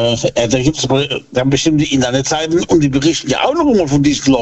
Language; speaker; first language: German; native; German